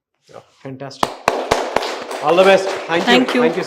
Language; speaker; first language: Telugu; native; Telugu